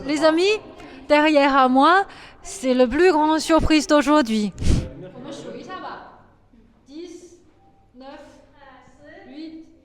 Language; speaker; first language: French; non-native, fluent; Chinese